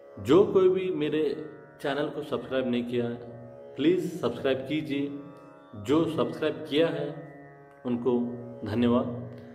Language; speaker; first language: Hindi; non-native, local second language; Kannada